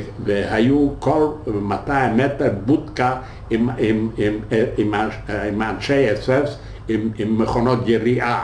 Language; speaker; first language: Hebrew; non-native, fluent; Yiddish